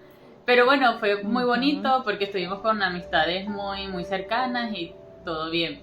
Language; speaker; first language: Spanish; native; Spanish